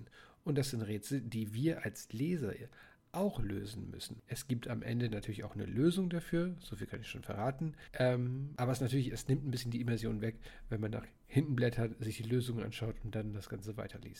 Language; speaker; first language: German; native; German